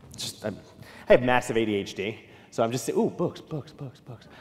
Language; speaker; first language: English; native; English